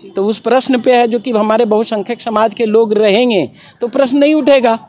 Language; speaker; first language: Hindi; native; Hindi